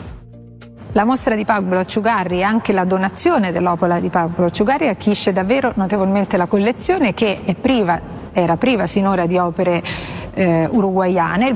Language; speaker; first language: Italian; native; Italian